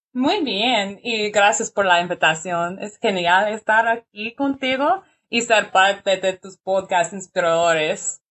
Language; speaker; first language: Spanish; non-native, learner; English